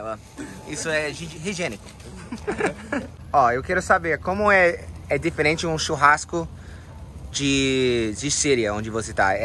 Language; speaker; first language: Portuguese; non-native, learner; English